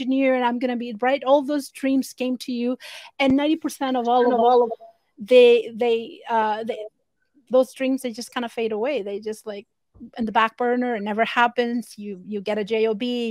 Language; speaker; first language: English; non-native, fluent; Spanish